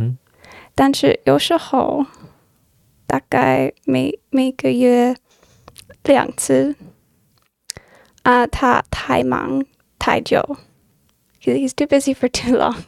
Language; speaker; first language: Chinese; non-native, learner; English